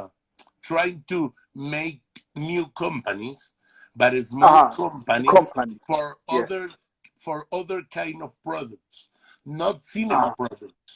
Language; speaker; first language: English; non-native, learner; Spanish